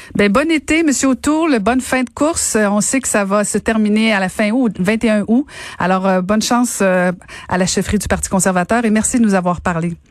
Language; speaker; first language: French; native; French